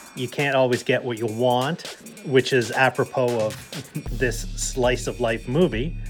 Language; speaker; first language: English; native; English